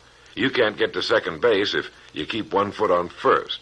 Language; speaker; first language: English; native; English